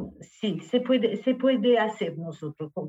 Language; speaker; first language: Spanish; non-native, learner; French